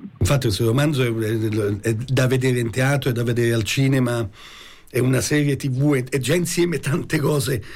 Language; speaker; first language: Italian; native; Italian